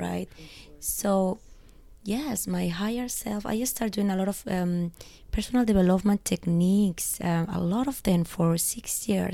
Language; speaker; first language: English; non-native, fluent; Spanish